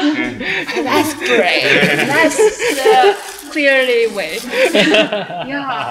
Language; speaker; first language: English; non-native, learner; Japanese